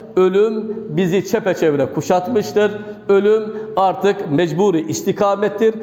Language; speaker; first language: Turkish; native; Turkish